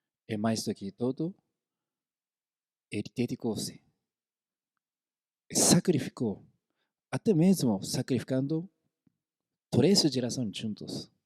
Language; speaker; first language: Portuguese; non-native, fluent; Korean